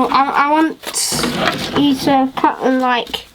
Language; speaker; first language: English; native; English